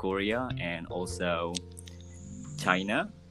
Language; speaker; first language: English; non-native, fluent; Indonesian